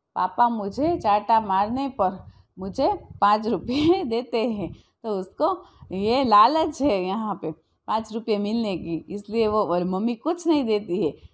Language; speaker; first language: Hindi; non-native, local second language; Gujarati